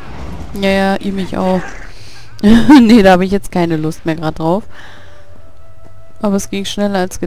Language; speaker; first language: German; native; German